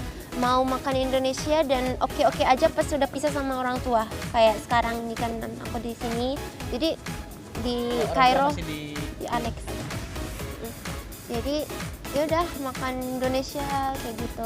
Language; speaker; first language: Indonesian; early bilingual, heritage; Indonesian